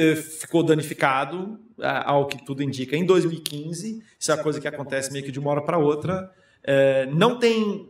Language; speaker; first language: Portuguese; non-native, fluent; German